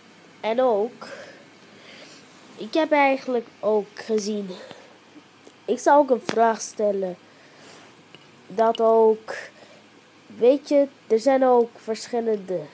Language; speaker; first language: Dutch; early bilingual, heritage; Dutch